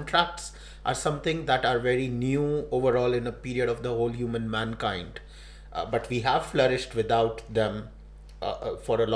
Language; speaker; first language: English; non-native, local second language; Gujarati